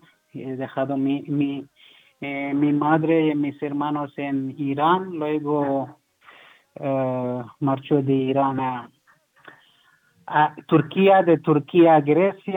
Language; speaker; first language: Spanish; non-native, learner; Persian